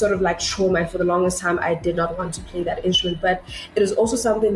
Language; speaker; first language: English; non-native, local second language; Tswana